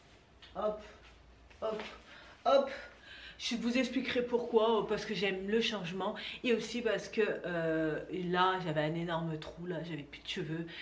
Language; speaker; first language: French; native; French